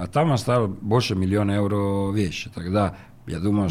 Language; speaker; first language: Russian; non-native, learner; Italian